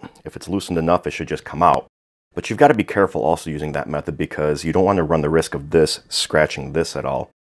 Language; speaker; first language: English; native; English